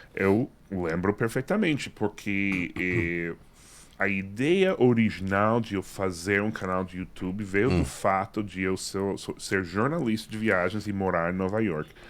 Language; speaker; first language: Portuguese; non-native, fluent; English